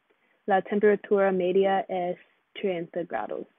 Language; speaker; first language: Spanish; non-native, learner; English